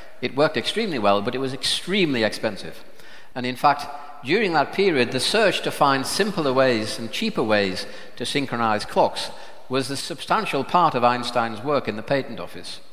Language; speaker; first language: English; native; English